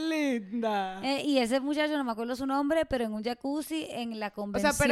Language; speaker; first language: Spanish; native; Spanish